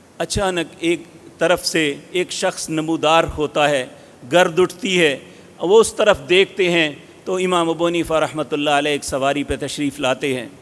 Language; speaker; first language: Urdu; non-native, local second language; Punjabi